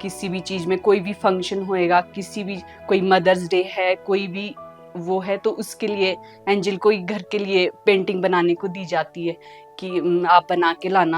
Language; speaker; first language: Hindi; native; Hindi